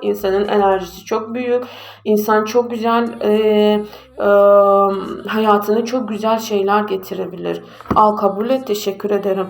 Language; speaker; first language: Turkish; non-native, fluent; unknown